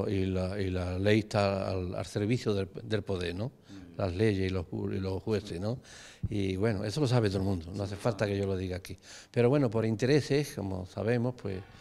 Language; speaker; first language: Spanish; native; Spanish